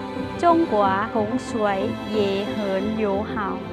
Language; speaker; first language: Chinese; non-native, learner; Lao